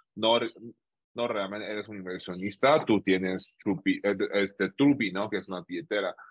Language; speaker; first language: Spanish; non-native, fluent; Chinese